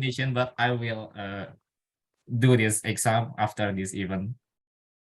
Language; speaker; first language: English; non-native, learner; Indonesian